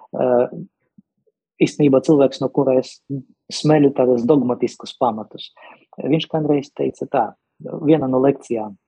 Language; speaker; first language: Latvian; non-native, local second language; Russian